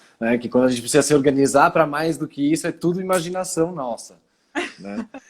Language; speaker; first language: Portuguese; early bilingual, other home language; Italian